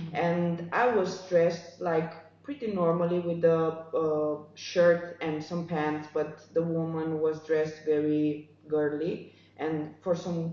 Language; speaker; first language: English; non-native, fluent; Romanian